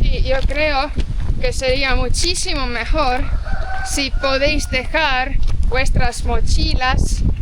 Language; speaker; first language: Spanish; non-native, fluent; Portuguese